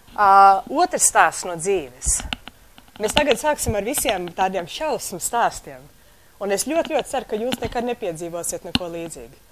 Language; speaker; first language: Latvian; early bilingual, heritage; Latvian